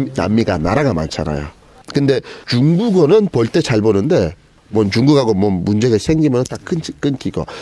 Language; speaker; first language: Korean; non-native, fluent; Turkish